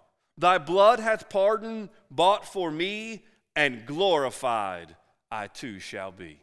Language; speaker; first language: English; native; English